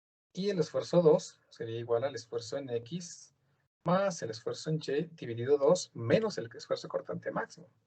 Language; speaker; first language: Spanish; native; Spanish